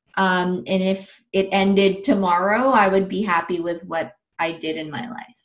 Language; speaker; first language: English; early bilingual, other home language; Filipino